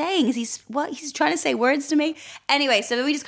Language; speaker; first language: English; native; English